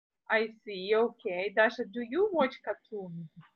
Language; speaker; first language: English; non-native, fluent; Russian